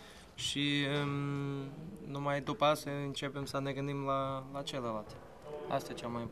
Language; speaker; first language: Romanian; non-native, fluent; Portuguese